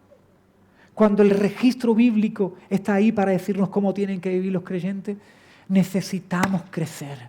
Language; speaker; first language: Spanish; native; Spanish